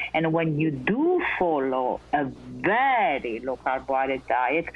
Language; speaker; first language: English; non-native, fluent; Italian